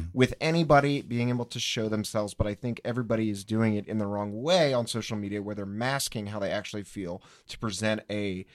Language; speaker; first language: English; native; English